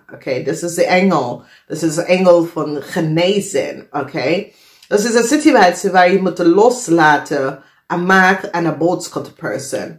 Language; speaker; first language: Dutch; non-native, fluent; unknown